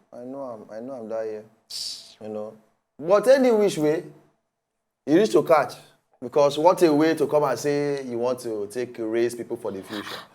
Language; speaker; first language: Nigerian Pidgin; non-native, local second language; Yoruba